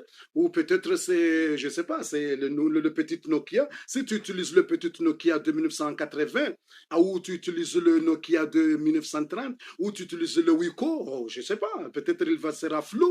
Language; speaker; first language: French; non-native, fluent; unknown